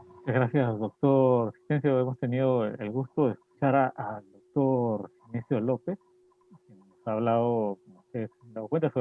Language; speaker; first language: Spanish; native; Spanish